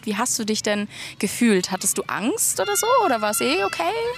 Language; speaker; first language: German; native; German